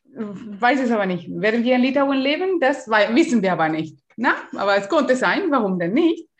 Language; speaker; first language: German; non-native, fluent; Spanish